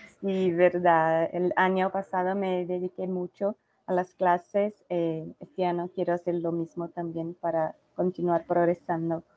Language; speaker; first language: Spanish; non-native, learner; Portuguese